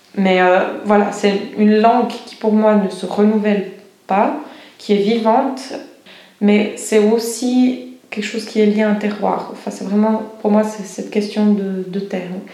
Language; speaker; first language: French; non-native, local second language; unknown